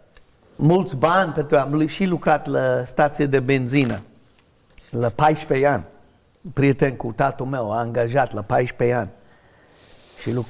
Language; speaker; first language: Romanian; non-native, fluent; English